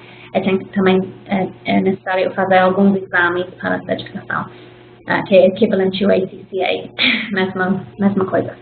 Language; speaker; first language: Portuguese; non-native, fluent; English